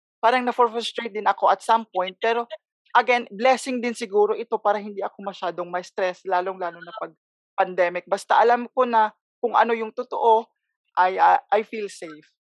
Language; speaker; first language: Filipino; non-native, local second language; Cebuano